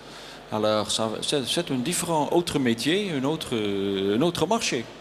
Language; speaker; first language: French; non-native, learner; Dutch